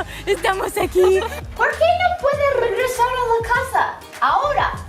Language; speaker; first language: Spanish; non-native, fluent; English